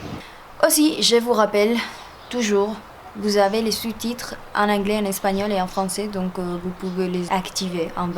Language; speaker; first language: French; non-native, fluent; Spanish